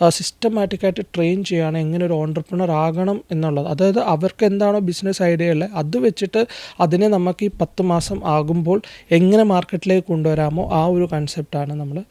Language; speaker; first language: Malayalam; native; Malayalam